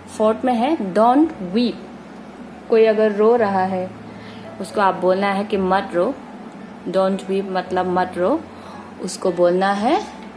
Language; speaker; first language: Hindi; non-native, local second language; Manipuri